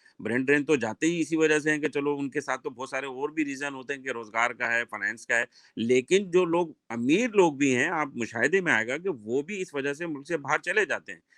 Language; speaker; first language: Urdu; native; Urdu